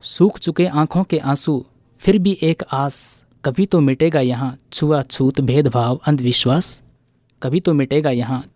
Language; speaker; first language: Hindi; native; Hindi